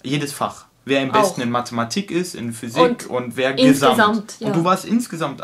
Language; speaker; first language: German; native; German